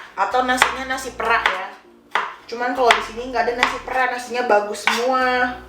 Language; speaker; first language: Indonesian; native; Indonesian